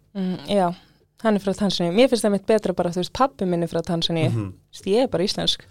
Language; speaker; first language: Icelandic; early bilingual, other home language; English